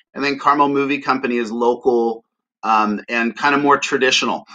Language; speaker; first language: English; native; English